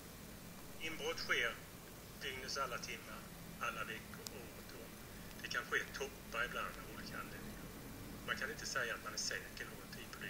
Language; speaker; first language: Swedish; native; Swedish